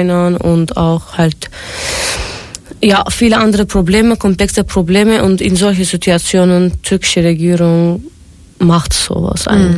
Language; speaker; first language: German; non-native, fluent; Turkish